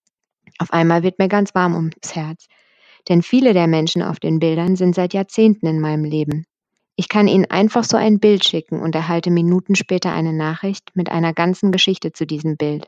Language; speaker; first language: German; native; German